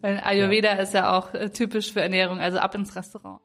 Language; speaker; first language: German; native; German